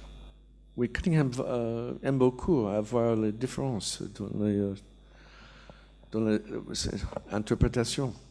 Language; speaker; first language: French; non-native, learner; English